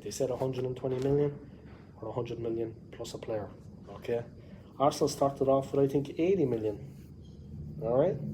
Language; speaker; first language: English; native; English